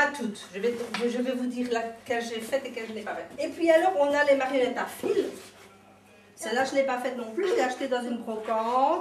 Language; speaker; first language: French; native; French